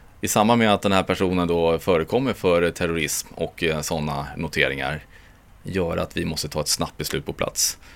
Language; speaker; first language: Swedish; native; Swedish